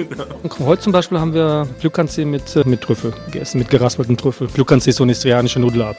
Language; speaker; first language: German; native; German